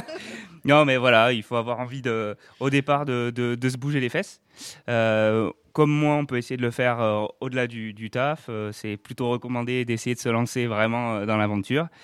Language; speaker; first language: French; native; French